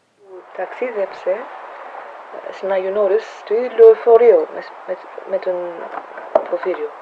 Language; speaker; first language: Greek; non-native, fluent; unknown